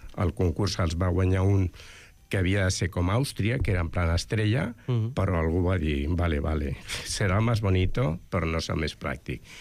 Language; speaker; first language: Catalan; native; Catalan